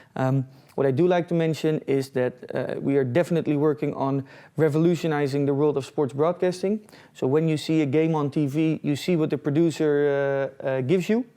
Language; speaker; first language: English; non-native, fluent; Dutch